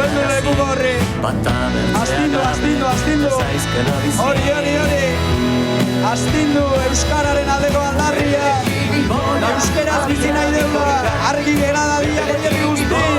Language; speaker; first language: Basque; native; Basque